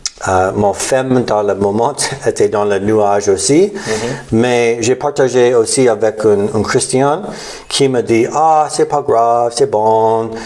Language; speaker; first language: French; non-native, learner; English